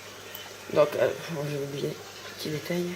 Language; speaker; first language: French; native; French